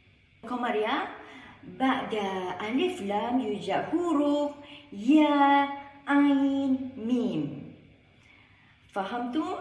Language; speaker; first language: Arabic; non-native, learner; Malay